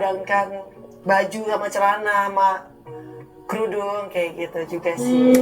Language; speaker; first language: Indonesian; native; Indonesian